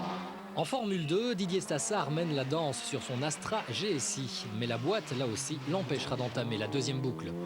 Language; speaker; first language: French; native; French